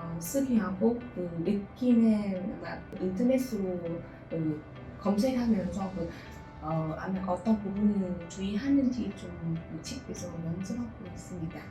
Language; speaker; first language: Korean; non-native, learner; Vietnamese